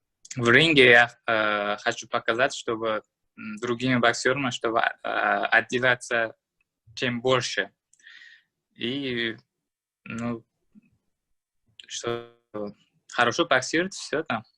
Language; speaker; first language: Russian; non-native, learner; Uzbek